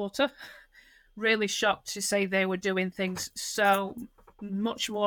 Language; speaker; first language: English; native; English